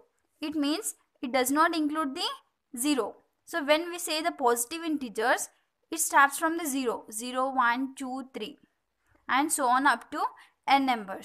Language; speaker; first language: English; non-native, local second language; Telugu